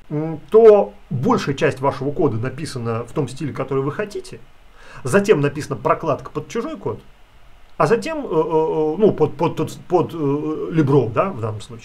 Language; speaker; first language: Russian; native; Russian